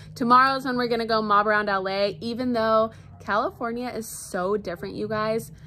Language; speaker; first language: English; native; English